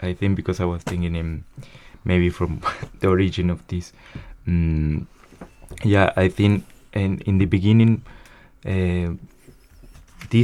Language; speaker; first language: English; non-native, fluent; Spanish